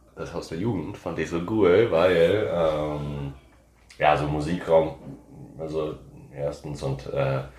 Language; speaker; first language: German; early bilingual, heritage; English